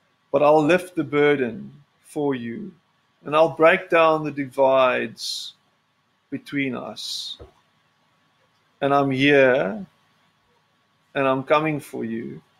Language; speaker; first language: English; non-native, local second language; Afrikaans